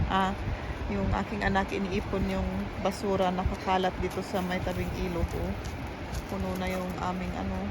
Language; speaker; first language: Filipino; non-native, local second language; Iloko